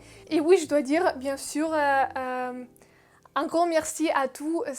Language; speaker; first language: French; non-native, fluent; Russian